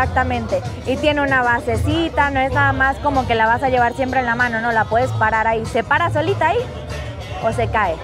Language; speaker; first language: Spanish; native; Spanish